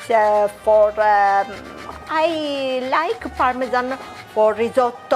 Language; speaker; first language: English; non-native, fluent; Italian